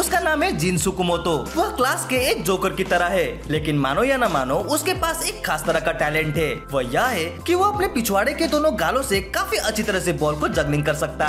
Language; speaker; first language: Hindi; native; Hindi